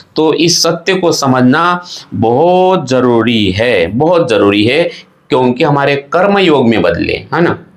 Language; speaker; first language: Hindi; non-native, local second language; Marathi